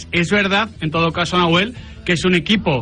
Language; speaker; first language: Spanish; native; Spanish